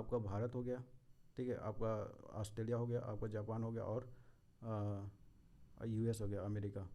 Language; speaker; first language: Hindi; native; Hindi